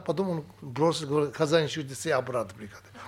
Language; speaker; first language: Russian; non-native, learner; Tibetan